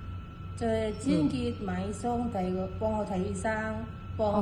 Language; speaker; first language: Cantonese; non-native, learner; Indonesian